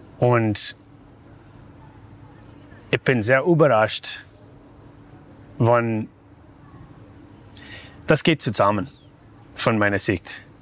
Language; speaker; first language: German; non-native, fluent; English